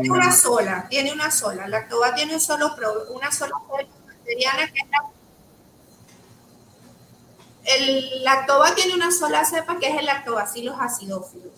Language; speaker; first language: Spanish; native; Spanish